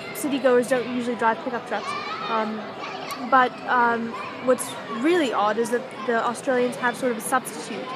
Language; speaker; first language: English; native; English